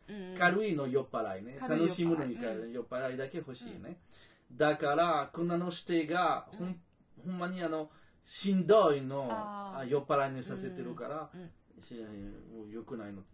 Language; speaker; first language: Japanese; non-native, fluent; French